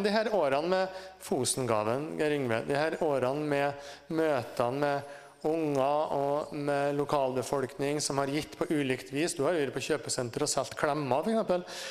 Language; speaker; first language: Norwegian; native; Norwegian